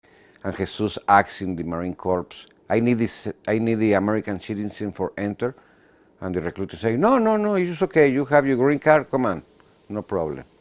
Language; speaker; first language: English; non-native, learner; Spanish